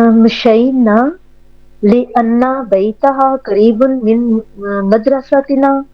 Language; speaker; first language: Arabic; non-native, learner; Urdu